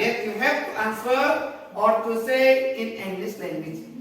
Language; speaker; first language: English; non-native, fluent; Indonesian